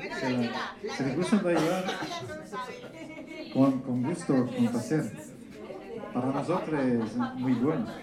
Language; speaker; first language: Spanish; non-native, learner; French